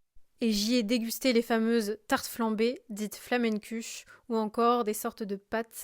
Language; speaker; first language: French; native; French